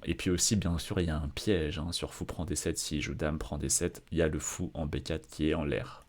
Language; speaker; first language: French; native; French